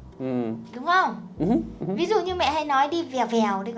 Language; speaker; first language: Vietnamese; native; Vietnamese